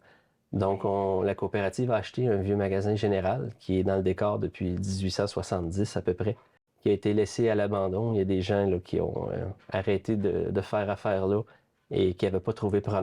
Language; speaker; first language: French; native; French